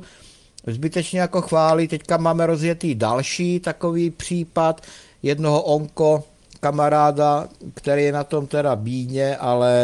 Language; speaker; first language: Czech; native; Czech